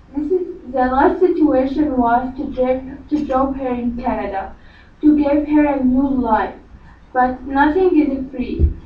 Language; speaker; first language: English; non-native, learner; Arabic